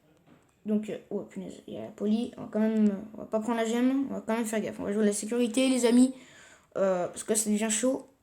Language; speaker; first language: French; native; French